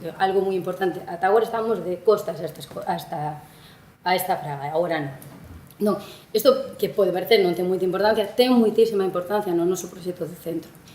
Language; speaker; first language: Galician; non-native, local second language; Spanish